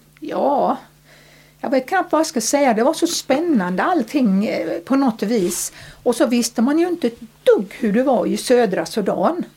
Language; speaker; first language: Swedish; early bilingual, other home language; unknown